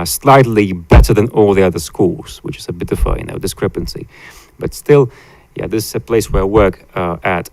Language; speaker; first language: English; non-native, fluent; Latvian